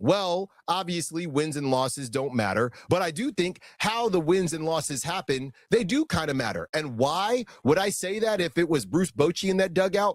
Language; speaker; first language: English; native; English